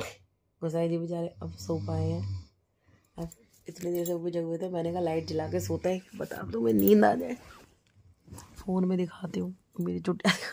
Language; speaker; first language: Hindi; native; Hindi